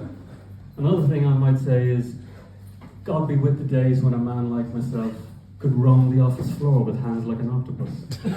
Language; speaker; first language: English; native; English